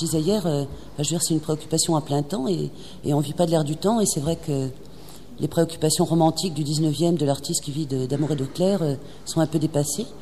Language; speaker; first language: French; native; French